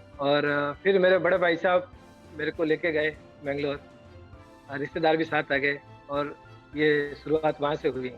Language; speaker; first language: Hindi; native; Hindi